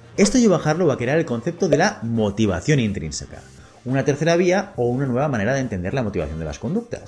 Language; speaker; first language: Spanish; native; Spanish